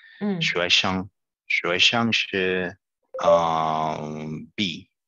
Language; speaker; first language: Chinese; non-native, learner; Spanish